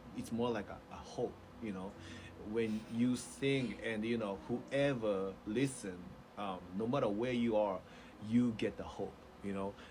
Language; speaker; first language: English; non-native, fluent; Japanese